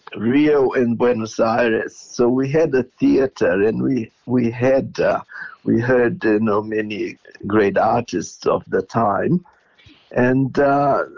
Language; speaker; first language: English; non-native, fluent; Portuguese